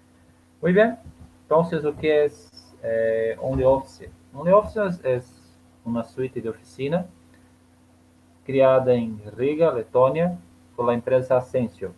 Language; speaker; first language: Spanish; non-native, learner; Portuguese